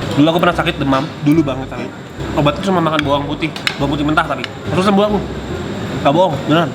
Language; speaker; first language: Indonesian; native; Indonesian